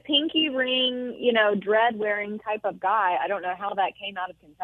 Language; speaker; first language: English; native; English